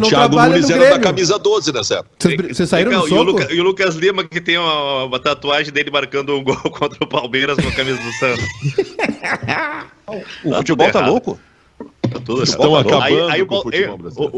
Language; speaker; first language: Portuguese; native; Portuguese